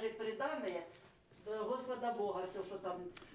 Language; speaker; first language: Russian; native; Russian